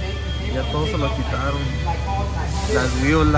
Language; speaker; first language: Spanish; non-native, local second language; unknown